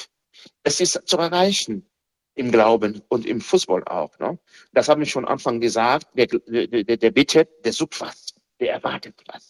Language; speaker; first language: German; non-native, fluent; Haitian Creole